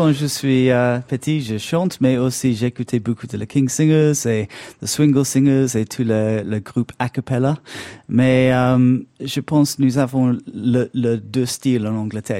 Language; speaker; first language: French; non-native, learner; English